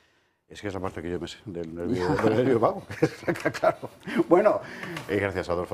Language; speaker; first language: Spanish; native; Spanish